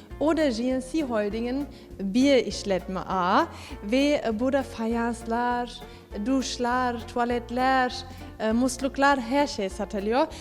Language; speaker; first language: Turkish; early bilingual, heritage; Turkish